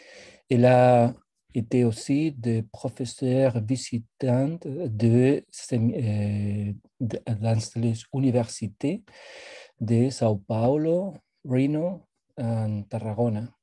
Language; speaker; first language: French; non-native, fluent; Spanish